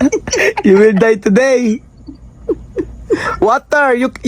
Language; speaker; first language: English; non-native, learner; Filipino